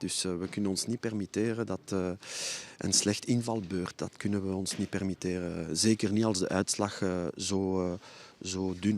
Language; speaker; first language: Dutch; non-native, fluent; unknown